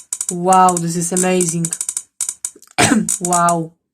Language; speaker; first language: English; non-native, learner; Polish